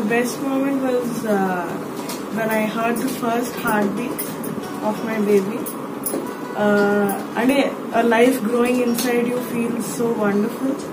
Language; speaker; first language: English; non-native, local second language; Telugu